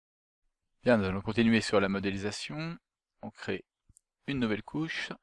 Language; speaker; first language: French; native; French